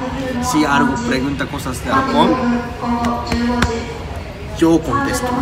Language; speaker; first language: Spanish; non-native, learner; Japanese